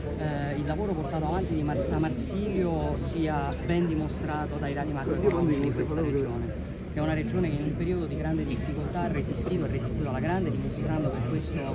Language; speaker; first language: Italian; native; Italian